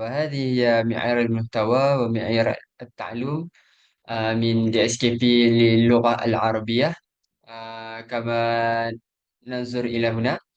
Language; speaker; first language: Arabic; non-native, learner; Malay